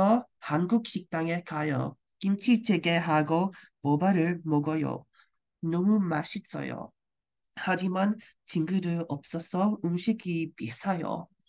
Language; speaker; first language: Korean; non-native, learner; English